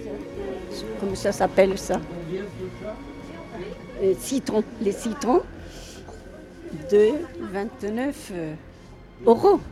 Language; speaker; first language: French; non-native, fluent; Spanish